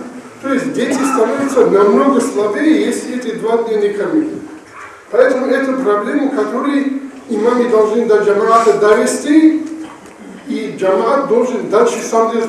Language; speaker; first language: Russian; non-native, local second language; Avaric